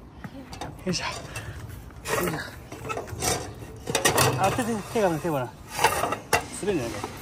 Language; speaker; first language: Japanese; native; Japanese